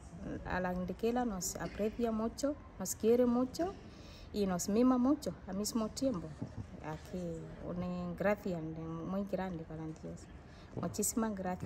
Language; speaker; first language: Spanish; non-native, learner; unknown